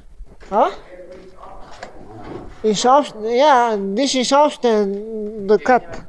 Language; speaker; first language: English; non-native, learner; Croatian